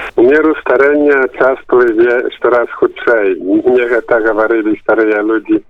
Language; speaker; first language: Polish; non-native, local second language; Belarusian